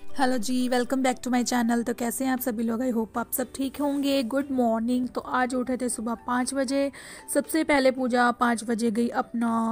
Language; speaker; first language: Hindi; non-native, local second language; Punjabi